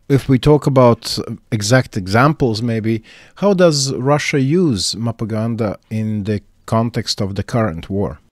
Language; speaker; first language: English; non-native, fluent; Latvian